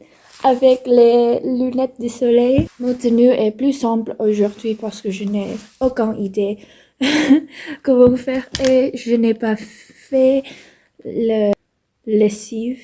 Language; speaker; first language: French; non-native, learner; Indonesian